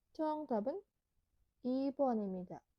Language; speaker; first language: Korean; non-native, fluent; Indonesian